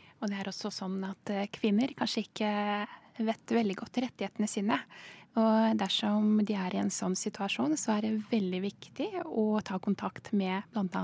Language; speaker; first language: Norwegian; non-native, fluent; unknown